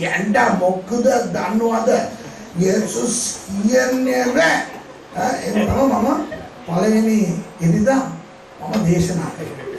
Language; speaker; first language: Sinhala; non-native, local second language; Tamil